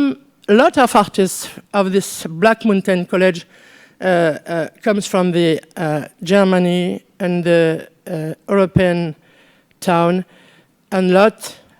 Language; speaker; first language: English; non-native, learner; French